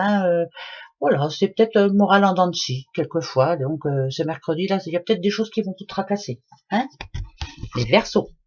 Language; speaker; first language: French; native; French